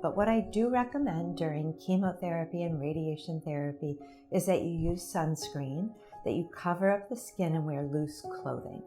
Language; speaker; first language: English; native; English